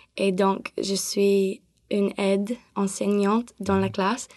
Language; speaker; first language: French; non-native, learner; English